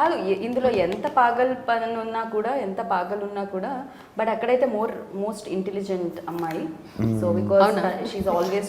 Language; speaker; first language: Telugu; native; Telugu